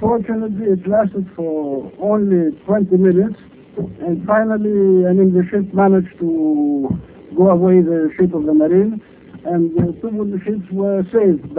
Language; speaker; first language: English; non-native, fluent; Greek